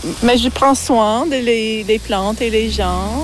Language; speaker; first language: French; non-native, local second language; English